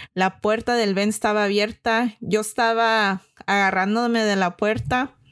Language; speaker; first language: Spanish; early bilingual, heritage; Spanish